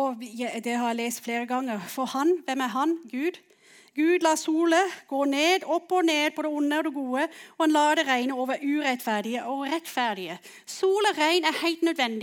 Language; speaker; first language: Norwegian; non-native, fluent; English